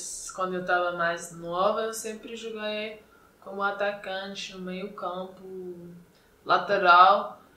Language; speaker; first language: Portuguese; non-native, fluent; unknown